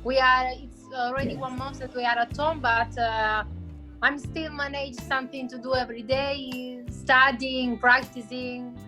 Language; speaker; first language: English; non-native, fluent; Italian